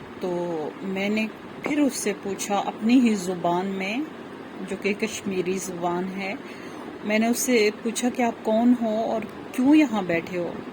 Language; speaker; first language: Urdu; non-native, local second language; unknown